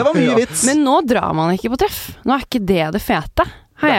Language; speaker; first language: Norwegian; native; Norwegian